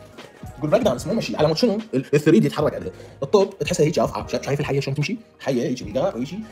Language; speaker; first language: Arabic; native; Arabic